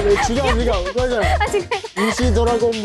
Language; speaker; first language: Japanese; native; Japanese